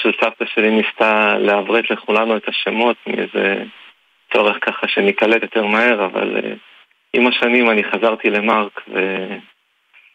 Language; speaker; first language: Hebrew; native; Hebrew